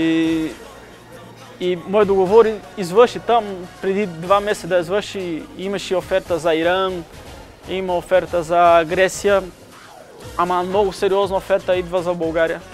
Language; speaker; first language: Bulgarian; non-native, learner; Portuguese